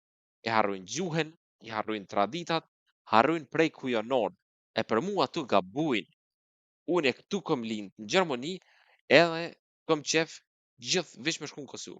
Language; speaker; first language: Albanian; early bilingual, heritage; Albanian